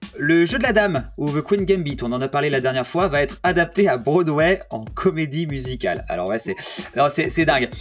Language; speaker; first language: French; native; French